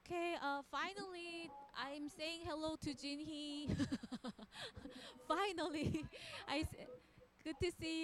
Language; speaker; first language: English; non-native, fluent; Korean